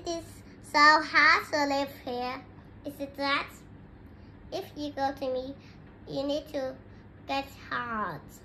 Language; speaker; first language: English; non-native, learner; Vietnamese